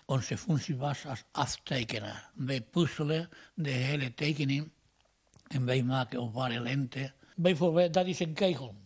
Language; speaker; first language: Dutch; non-native, learner; Spanish